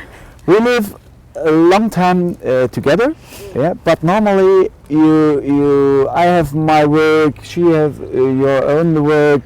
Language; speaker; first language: English; non-native, learner; German